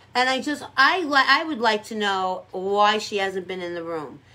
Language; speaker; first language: English; native; English